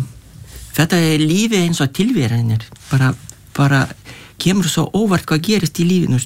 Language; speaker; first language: Icelandic; non-native, fluent; Lithuanian